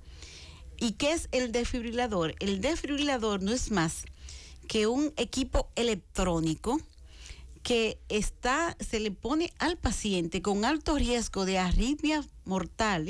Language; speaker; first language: Spanish; native; Spanish